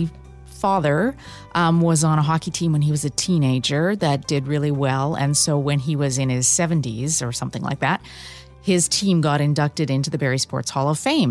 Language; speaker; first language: English; native; English